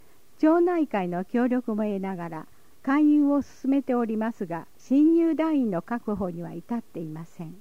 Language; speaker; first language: Japanese; native; Japanese